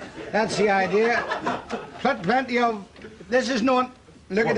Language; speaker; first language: English; native; English